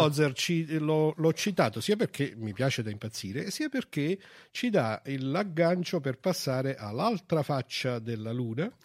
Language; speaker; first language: Italian; native; Italian